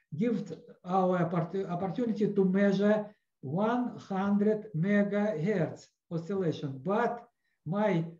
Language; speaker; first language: English; non-native, learner; Russian